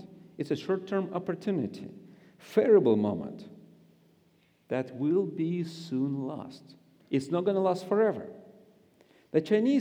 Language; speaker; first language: English; non-native, fluent; Russian